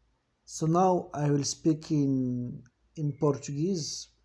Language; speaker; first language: English; non-native, fluent; French